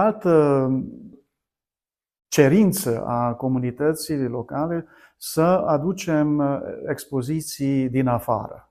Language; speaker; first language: Romanian; non-native, local second language; Hungarian